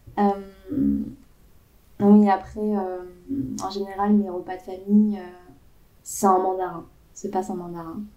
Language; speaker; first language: French; native; French